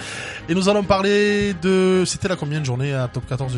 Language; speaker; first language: French; native; French